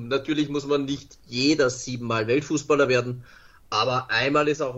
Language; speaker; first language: German; native; German